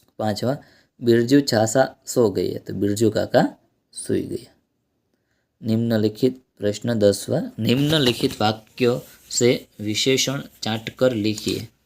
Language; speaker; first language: Hindi; non-native, local second language; Gujarati